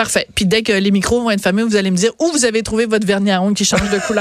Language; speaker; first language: French; native; French